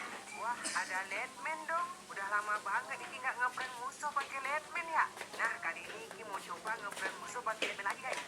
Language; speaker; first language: Indonesian; native; Indonesian